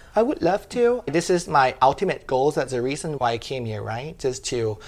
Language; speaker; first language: English; non-native, fluent; Thai